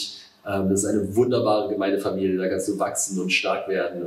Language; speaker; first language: German; native; German